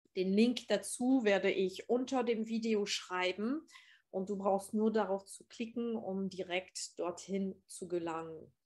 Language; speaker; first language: German; non-native, fluent; French